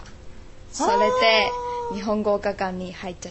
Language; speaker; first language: Japanese; non-native, fluent; Chinese